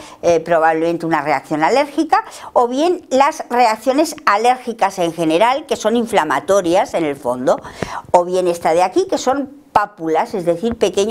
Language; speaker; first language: Spanish; native; Spanish